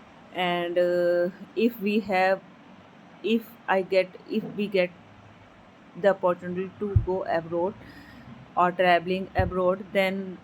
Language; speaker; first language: English; non-native, learner; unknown